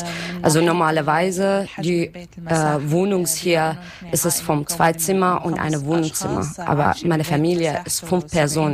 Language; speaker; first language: German; non-native, learner; Arabic